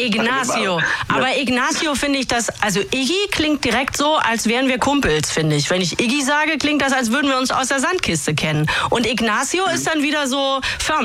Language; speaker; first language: German; native; German